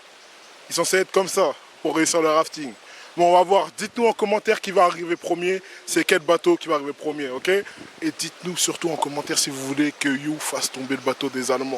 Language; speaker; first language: French; native; French